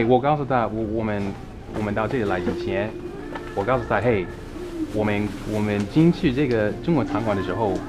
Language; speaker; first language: Chinese; non-native, fluent; English